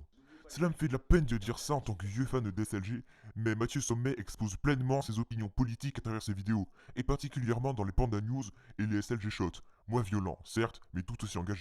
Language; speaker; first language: French; native; French